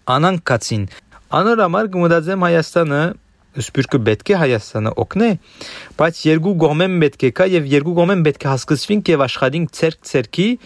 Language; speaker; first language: Armenian; early bilingual, heritage; Armenian